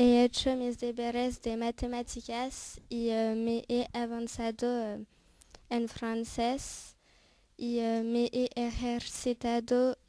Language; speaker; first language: Spanish; non-native, learner; French